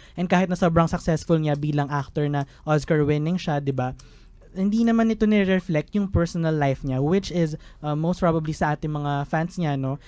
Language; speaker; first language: Filipino; native; Filipino